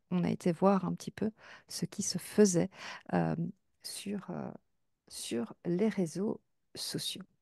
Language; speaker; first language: French; native; French